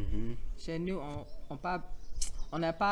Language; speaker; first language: French; non-native, learner; English